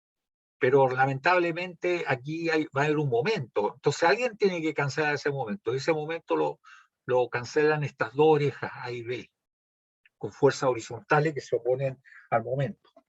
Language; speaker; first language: Spanish; native; Spanish